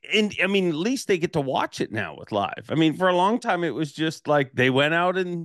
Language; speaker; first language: English; native; English